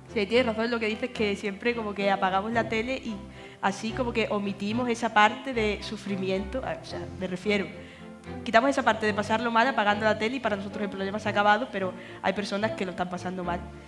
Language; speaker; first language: Spanish; native; Spanish